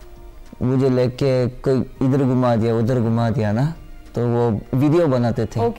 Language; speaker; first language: Hindi; non-native, learner; Korean